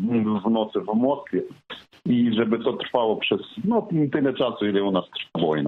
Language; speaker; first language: Polish; non-native, fluent; Ukrainian